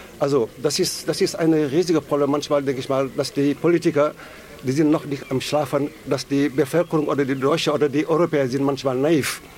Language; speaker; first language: German; non-native, fluent; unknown